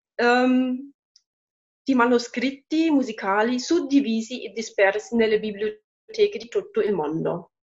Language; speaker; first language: Italian; non-native, fluent; German